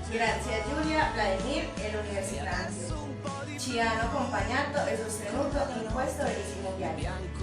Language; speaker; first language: Italian; non-native, learner; Spanish